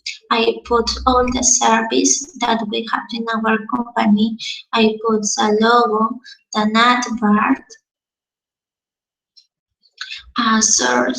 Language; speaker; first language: English; non-native, learner; Spanish